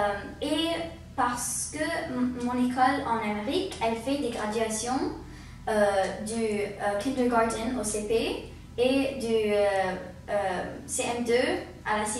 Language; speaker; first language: French; early bilingual, heritage; French